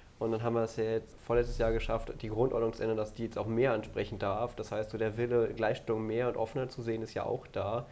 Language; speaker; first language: German; native; German